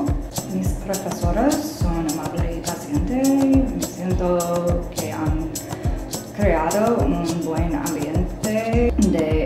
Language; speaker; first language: Spanish; non-native, learner; English